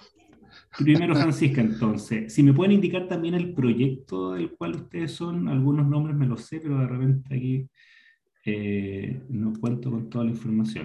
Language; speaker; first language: Spanish; native; Spanish